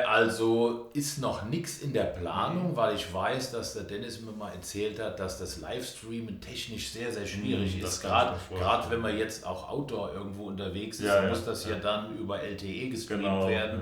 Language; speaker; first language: German; native; German